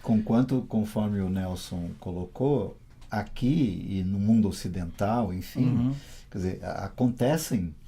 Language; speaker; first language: Portuguese; native; Portuguese